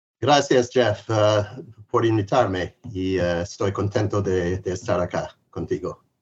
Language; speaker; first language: Spanish; non-native, fluent; English